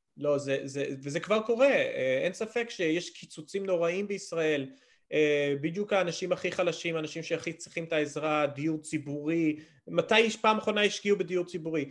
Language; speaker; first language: Hebrew; early bilingual, other home language; English